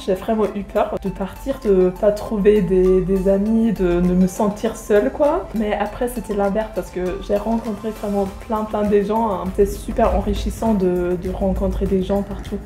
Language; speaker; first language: French; non-native, fluent; German